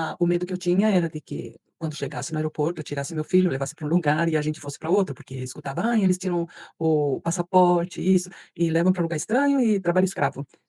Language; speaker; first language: Portuguese; early bilingual, other home language; Spanish